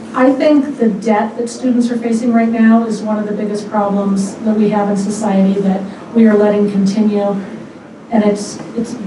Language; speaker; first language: English; native; English